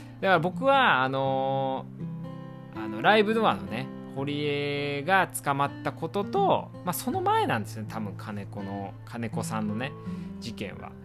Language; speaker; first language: Japanese; native; Japanese